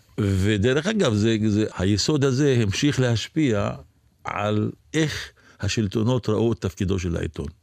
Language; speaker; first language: Hebrew; non-native, local second language; Arabic